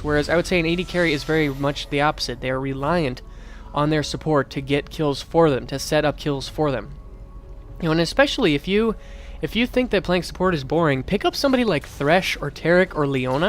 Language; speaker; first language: English; native; English